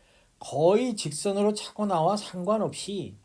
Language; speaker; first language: Korean; native; Korean